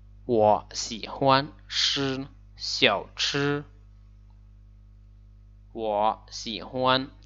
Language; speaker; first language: Chinese; non-native, fluent; Lao